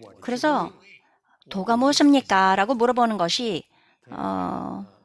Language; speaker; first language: Korean; native; Korean